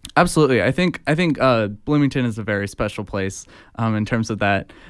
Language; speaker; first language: English; native; English